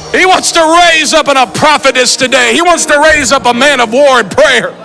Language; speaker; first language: English; native; English